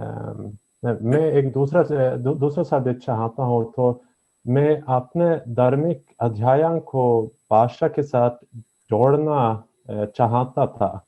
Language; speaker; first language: Hindi; non-native, learner; Swedish